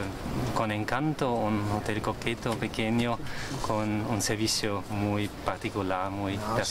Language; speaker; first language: Spanish; non-native, learner; German